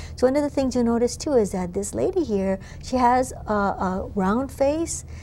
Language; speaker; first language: English; native; English